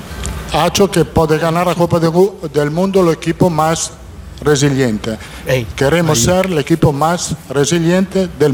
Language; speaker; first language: Portuguese; non-native, fluent; Italian